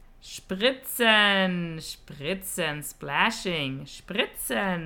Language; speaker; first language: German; non-native, fluent; English